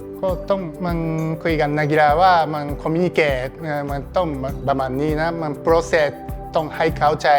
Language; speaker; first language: Thai; non-native, learner; Japanese